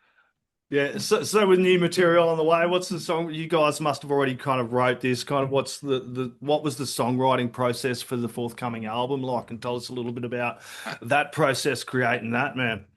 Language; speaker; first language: English; native; English